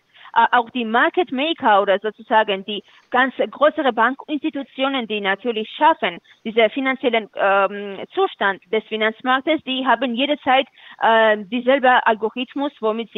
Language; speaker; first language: German; non-native, fluent; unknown